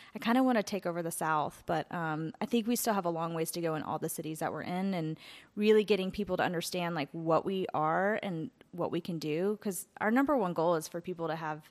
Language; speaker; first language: English; native; English